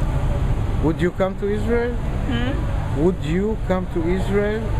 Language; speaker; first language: English; non-native, learner; Hebrew